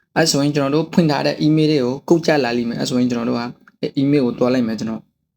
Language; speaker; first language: Burmese; native; Burmese